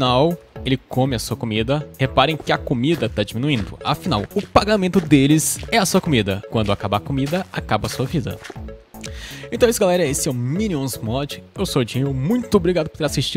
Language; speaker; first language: Portuguese; native; Portuguese